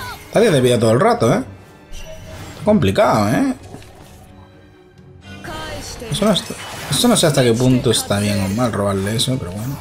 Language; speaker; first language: Spanish; native; Spanish